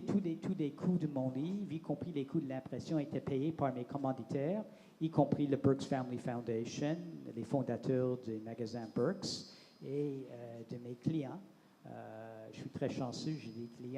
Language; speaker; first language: French; non-native, local second language; English